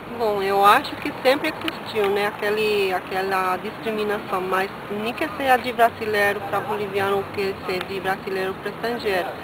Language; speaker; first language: Portuguese; non-native, fluent; Spanish